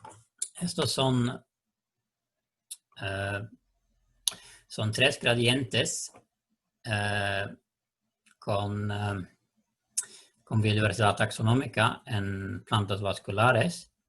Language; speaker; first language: Spanish; non-native, learner; Swedish